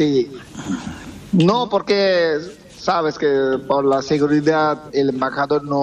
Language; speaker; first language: Spanish; non-native, fluent; Bangla